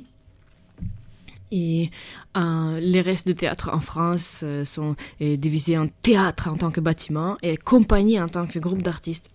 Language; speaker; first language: French; non-native, fluent; Russian